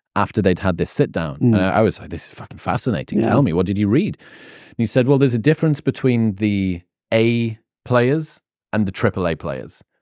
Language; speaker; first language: English; native; English